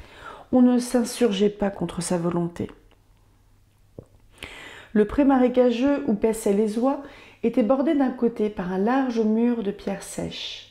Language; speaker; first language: French; native; French